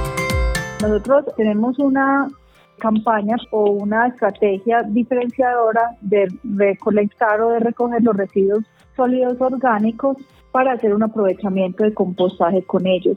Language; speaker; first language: Spanish; native; Spanish